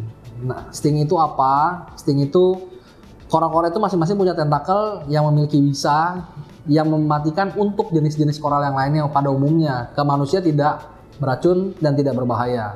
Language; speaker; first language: Indonesian; native; Indonesian